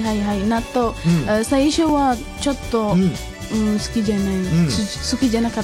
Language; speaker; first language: Japanese; non-native, learner; Indonesian